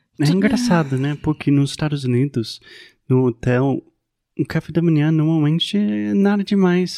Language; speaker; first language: Portuguese; non-native, fluent; English